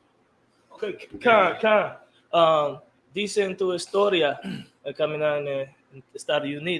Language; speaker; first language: Spanish; non-native, learner; English